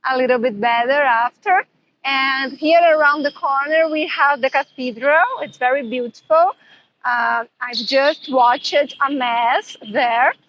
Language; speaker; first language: English; non-native, fluent; Portuguese